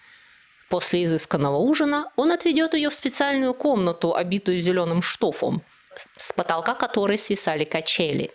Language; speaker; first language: Russian; native; Russian